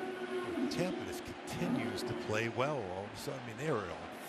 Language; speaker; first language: English; native; English